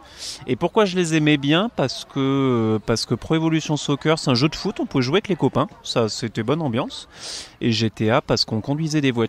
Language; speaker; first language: French; native; French